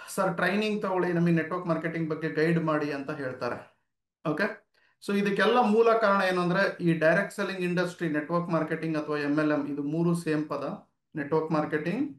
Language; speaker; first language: Kannada; native; Kannada